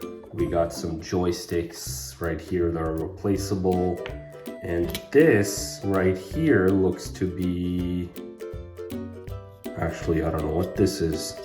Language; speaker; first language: English; native; English